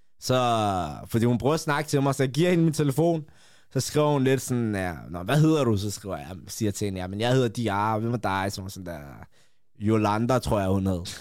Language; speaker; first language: Danish; early bilingual, other home language; Kurdish